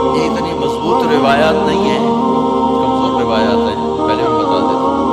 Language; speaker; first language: Urdu; non-native, local second language; Punjabi